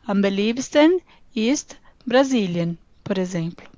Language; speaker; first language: German; non-native, fluent; Portuguese